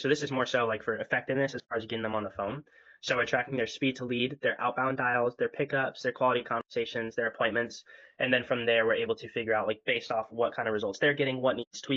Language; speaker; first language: English; native; English